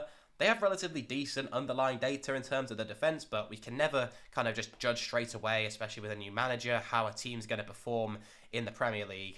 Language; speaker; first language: English; native; English